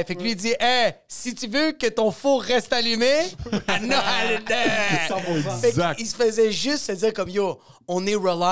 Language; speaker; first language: French; native; French